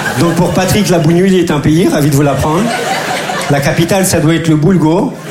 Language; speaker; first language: French; native; French